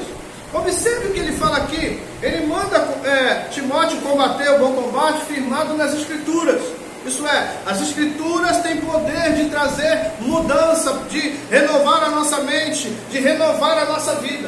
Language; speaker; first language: Portuguese; native; Portuguese